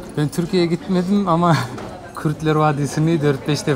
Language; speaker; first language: Turkish; early bilingual, heritage; Turkish